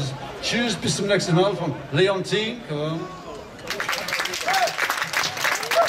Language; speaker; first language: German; non-native, learner; English